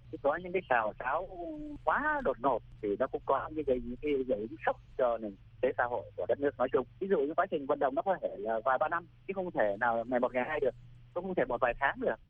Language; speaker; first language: Vietnamese; native; Vietnamese